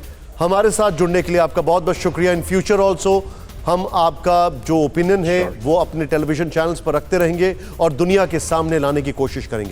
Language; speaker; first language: Hindi; native; Hindi